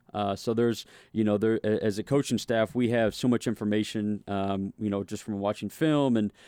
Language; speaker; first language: English; native; English